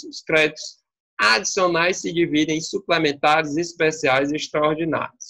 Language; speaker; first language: Portuguese; native; Portuguese